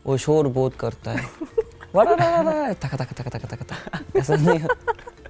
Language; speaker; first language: Hindi; non-native, learner; Korean